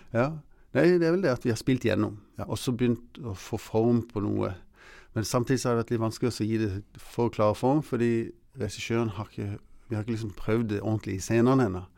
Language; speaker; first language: Norwegian; early bilingual, other home language; English